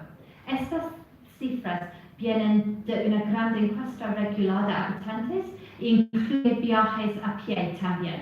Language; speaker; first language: Spanish; non-native, fluent; English